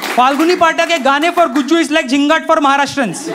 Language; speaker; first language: Hindi; non-native, local second language; Gujarati